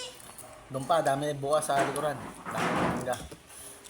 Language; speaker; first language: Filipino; non-native, local second language; Cebuano